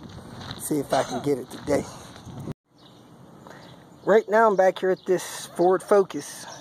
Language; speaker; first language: English; native; English